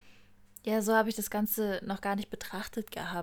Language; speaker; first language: German; native; German